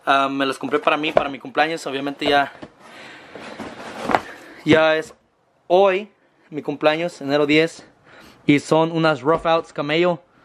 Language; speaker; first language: Spanish; early bilingual, heritage; Spanish